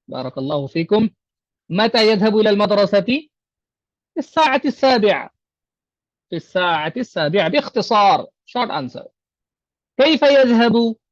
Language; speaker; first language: Arabic; non-native, fluent; Urdu